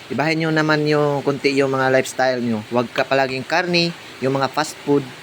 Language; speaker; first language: Filipino; non-native, local second language; Cebuano